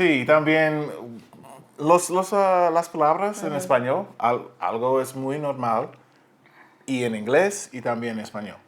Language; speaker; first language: Spanish; non-native, learner; English